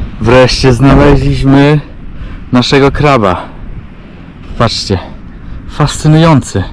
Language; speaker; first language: Polish; native; Polish